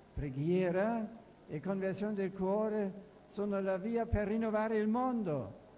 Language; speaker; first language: Italian; non-native, fluent; German